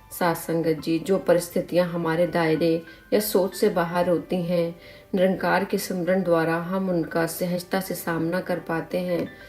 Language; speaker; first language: Hindi; native; Hindi